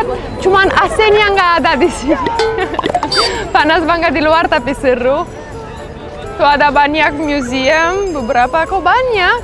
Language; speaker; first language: Indonesian; non-native, fluent; Romanian